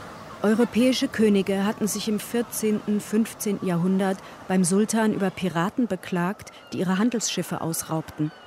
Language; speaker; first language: German; native; German